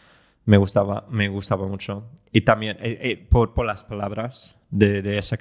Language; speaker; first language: Spanish; non-native, fluent; English